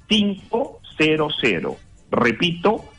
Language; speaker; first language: Spanish; native; Spanish